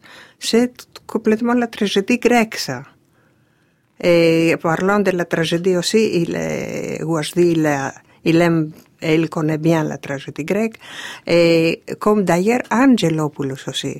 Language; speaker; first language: French; non-native, fluent; Greek